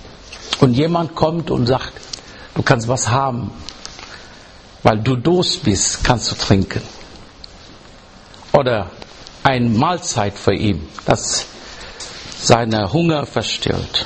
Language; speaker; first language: German; non-native, learner; English